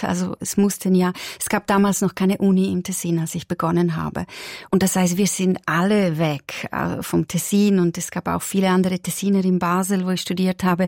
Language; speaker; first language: German; non-native, local second language; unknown